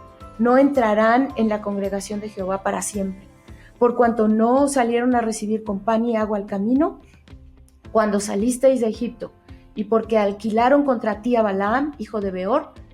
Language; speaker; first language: Spanish; native; Spanish